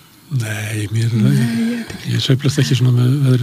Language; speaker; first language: Icelandic; native; Icelandic